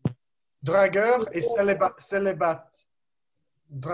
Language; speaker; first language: French; non-native, learner; English